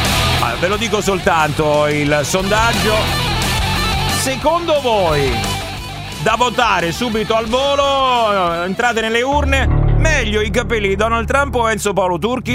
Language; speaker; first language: Italian; native; Italian